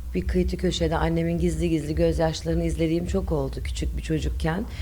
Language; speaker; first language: Turkish; early bilingual, other home language; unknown